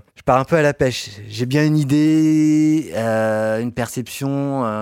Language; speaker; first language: French; native; French